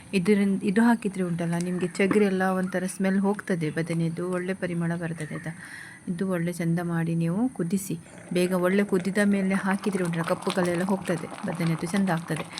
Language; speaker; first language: Kannada; non-native, local second language; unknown